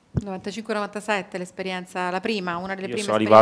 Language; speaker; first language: Italian; native; Italian